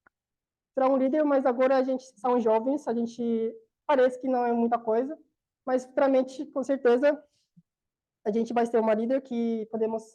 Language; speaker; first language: Portuguese; non-native, learner; Korean